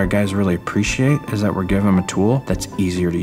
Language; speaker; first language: English; native; English